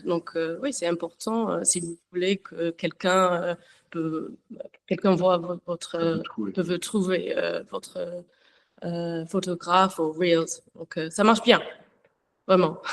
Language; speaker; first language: French; non-native, learner; English